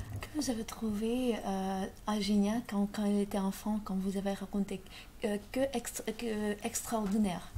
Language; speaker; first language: French; non-native, learner; Russian